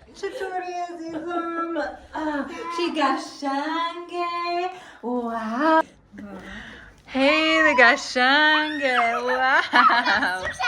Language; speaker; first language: Persian; non-native, learner; English